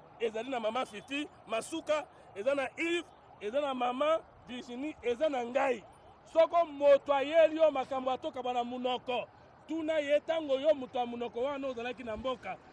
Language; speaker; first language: Lingala; non-native, local second language; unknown